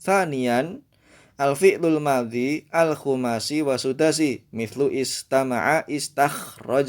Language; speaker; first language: Arabic; non-native, fluent; Indonesian